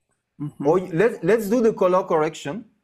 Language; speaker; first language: English; non-native, learner; Serbian